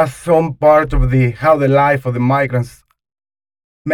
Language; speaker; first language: English; non-native, learner; Spanish